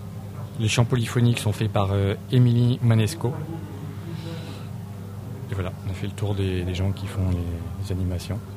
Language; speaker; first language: French; native; French